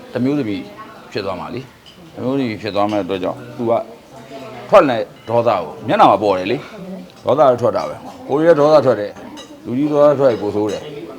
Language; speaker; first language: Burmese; native; Burmese